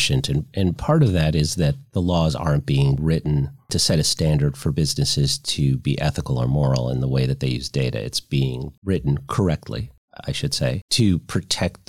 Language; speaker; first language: English; native; English